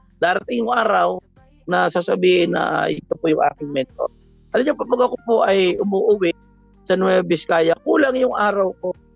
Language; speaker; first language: Filipino; native; Filipino